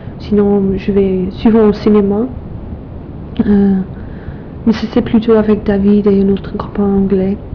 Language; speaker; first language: French; non-native, fluent; English